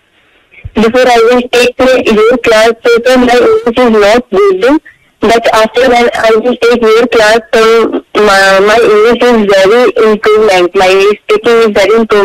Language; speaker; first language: English; non-native, local second language; Hindi